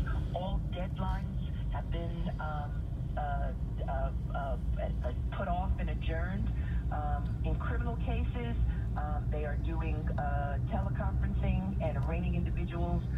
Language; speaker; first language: English; native; English